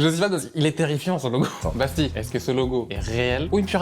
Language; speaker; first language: French; native; French